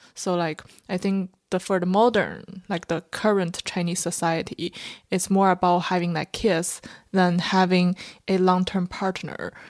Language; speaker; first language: English; non-native, fluent; Chinese